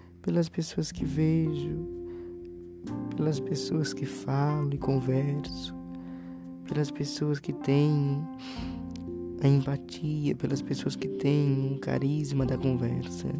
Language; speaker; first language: Portuguese; native; Portuguese